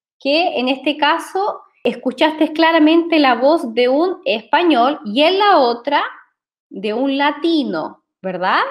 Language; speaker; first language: Spanish; non-native, fluent; Portuguese